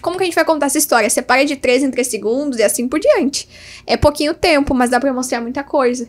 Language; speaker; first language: Portuguese; native; Portuguese